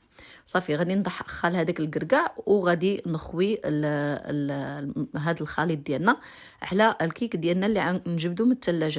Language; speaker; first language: Arabic; native; Arabic